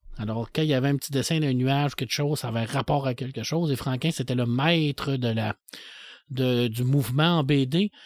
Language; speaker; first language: French; native; French